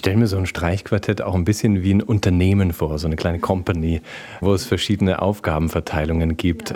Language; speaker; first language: German; native; German